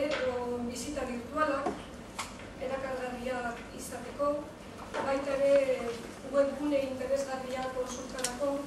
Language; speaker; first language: Basque; non-native, local second language; Spanish